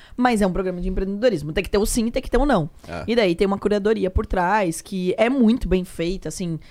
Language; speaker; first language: Portuguese; native; Portuguese